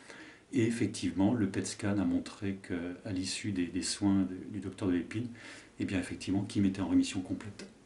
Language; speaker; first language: French; native; French